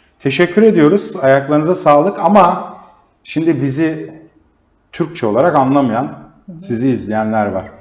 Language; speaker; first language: Turkish; native; Turkish